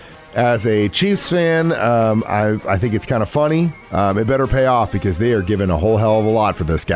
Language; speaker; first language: English; native; English